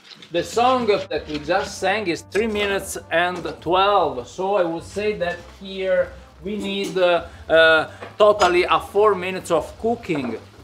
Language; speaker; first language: English; non-native, fluent; Italian